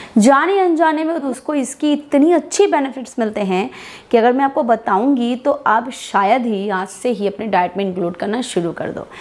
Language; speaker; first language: Hindi; non-native, local second language; Bangla